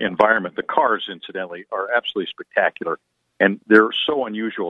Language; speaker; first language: English; native; English